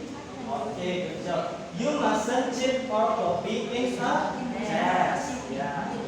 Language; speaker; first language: English; non-native, learner; Indonesian